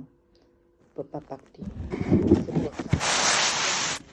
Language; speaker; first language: French; non-native, learner; Thai